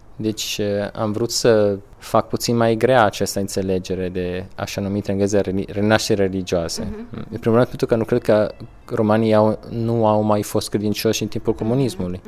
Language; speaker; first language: Romanian; non-native, fluent; Italian